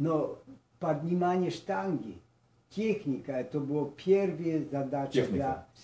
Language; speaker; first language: Russian; non-native, learner; Polish